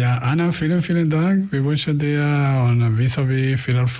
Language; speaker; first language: German; non-native, fluent; Spanish